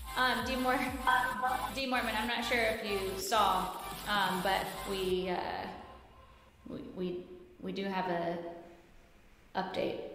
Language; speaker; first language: English; native; English